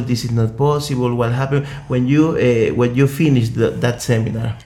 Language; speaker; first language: English; non-native, fluent; Spanish